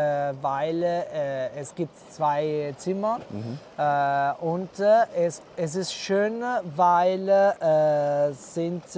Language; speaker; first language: German; non-native, learner; Italian